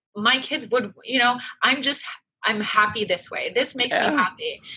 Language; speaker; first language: English; early bilingual, other home language; French